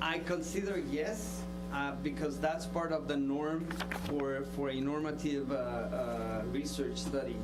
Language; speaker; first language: English; non-native, fluent; Spanish